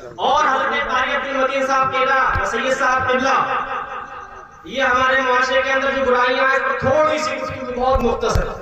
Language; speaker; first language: Urdu; native; Urdu